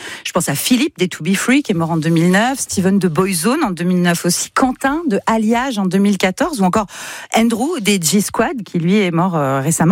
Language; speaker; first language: French; native; French